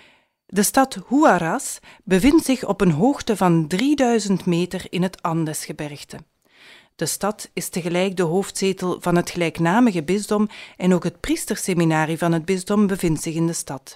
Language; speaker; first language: Dutch; native; Dutch